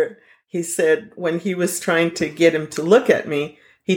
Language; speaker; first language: English; non-native, fluent; Spanish